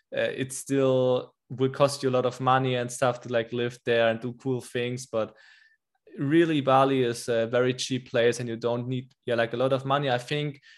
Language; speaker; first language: English; non-native, fluent; German